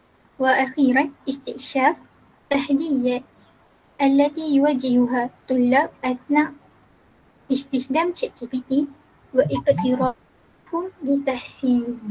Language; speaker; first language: Arabic; non-native, learner; Malay